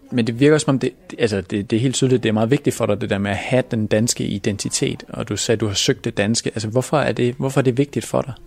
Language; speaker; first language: Danish; native; Danish